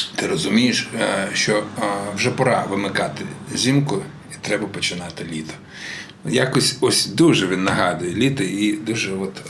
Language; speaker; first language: Ukrainian; non-native, local second language; Russian